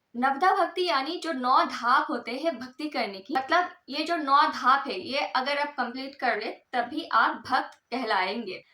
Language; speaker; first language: Hindi; non-native, local second language; Bangla